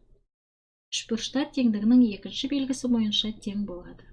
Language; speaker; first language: Kazakh; native; Kazakh